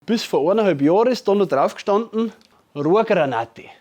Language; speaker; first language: German; native; German